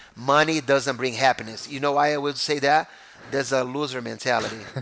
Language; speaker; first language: English; non-native, fluent; Portuguese